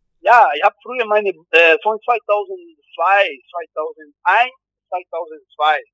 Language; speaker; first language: German; non-native, learner; Portuguese